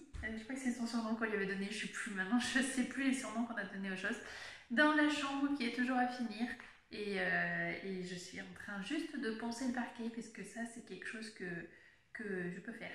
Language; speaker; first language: French; native; French